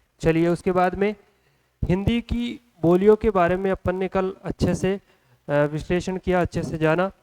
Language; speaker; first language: Hindi; native; Hindi